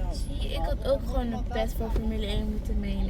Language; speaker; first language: Dutch; native; Dutch